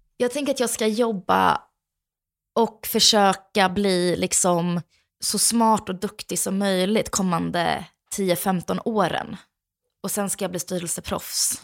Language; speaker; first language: Swedish; early bilingual, other home language; Bosnian